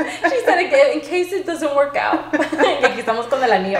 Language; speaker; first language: English; early bilingual, other home language; Spanish